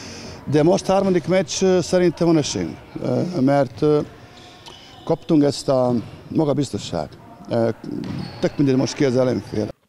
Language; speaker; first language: Hungarian; non-native, fluent; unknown